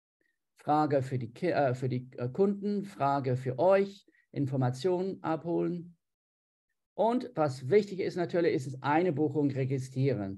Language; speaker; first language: German; non-native, fluent; English